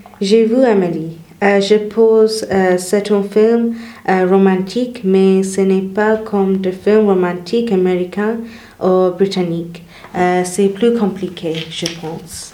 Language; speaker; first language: French; non-native, learner; English